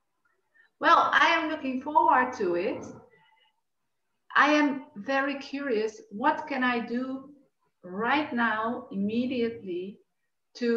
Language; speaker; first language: English; non-native, fluent; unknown